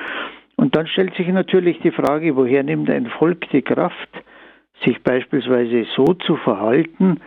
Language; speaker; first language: German; native; German